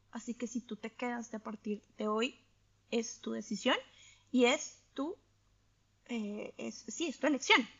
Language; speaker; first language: Spanish; native; Spanish